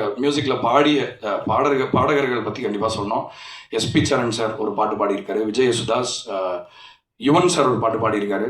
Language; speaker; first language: Tamil; native; Tamil